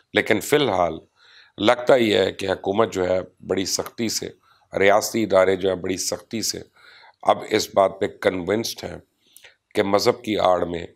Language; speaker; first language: Urdu; non-native, local second language; Punjabi